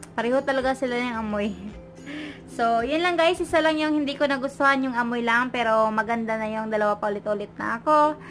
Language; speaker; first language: Filipino; non-native, local second language; Cebuano